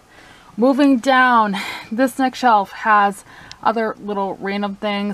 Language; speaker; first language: English; native; English